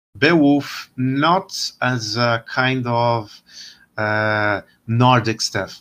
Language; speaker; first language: English; non-native, fluent; Portuguese